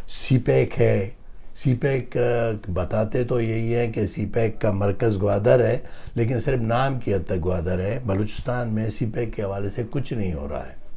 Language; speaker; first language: Urdu; non-native, local second language; Baluchi